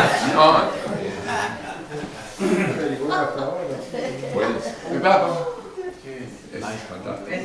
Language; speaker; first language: Spanish; native; Spanish